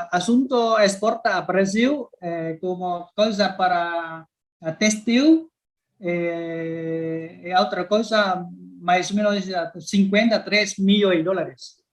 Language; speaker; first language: Portuguese; non-native, learner; Vietnamese